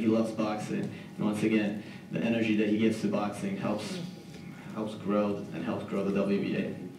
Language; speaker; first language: English; native; English